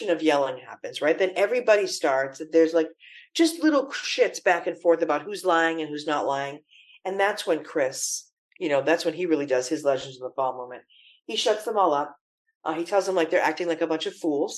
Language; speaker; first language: English; native; English